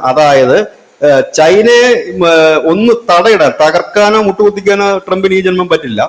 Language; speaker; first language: Malayalam; native; Malayalam